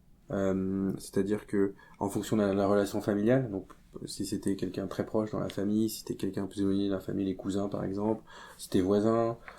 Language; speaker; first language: French; native; French